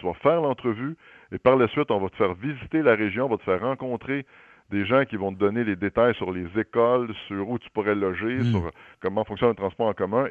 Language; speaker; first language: French; native; French